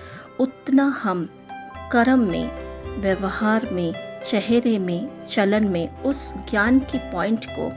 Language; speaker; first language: Hindi; native; Hindi